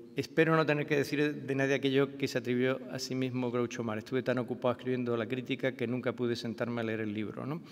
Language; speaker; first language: Spanish; native; Spanish